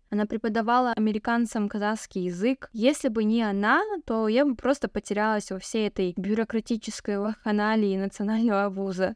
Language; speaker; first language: Russian; non-native, local second language; Kazakh